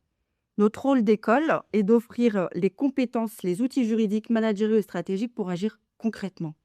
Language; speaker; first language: French; native; French